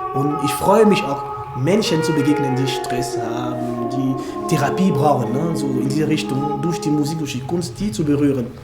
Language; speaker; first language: German; non-native, fluent; French